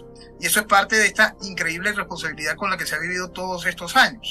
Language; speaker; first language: Spanish; native; Spanish